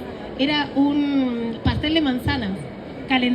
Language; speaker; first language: Spanish; native; Spanish